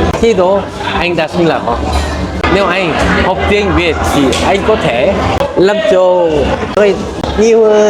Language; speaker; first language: Vietnamese; non-native, learner; Korean